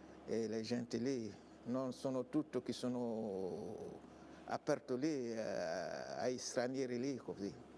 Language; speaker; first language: Italian; non-native, learner; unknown